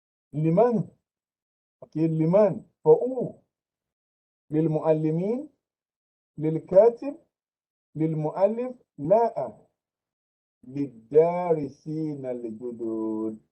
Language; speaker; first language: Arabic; non-native, fluent; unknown